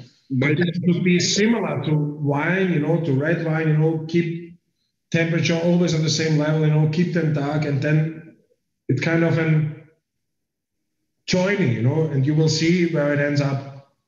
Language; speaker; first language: English; non-native, fluent; German